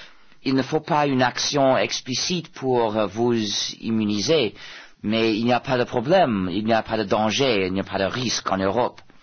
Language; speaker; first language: French; non-native, fluent; English